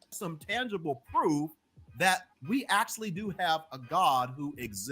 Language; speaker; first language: English; native; English